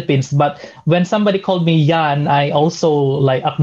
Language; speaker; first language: English; non-native, local second language; Waray